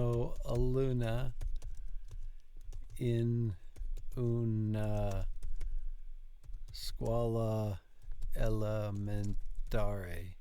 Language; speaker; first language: Italian; non-native, learner; English